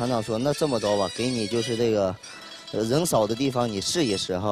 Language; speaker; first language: Chinese; native; Chinese